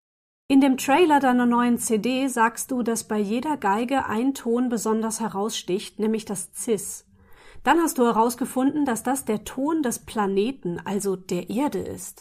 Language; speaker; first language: German; native; German